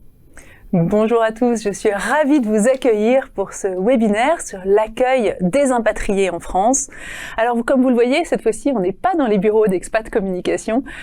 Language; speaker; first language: French; native; French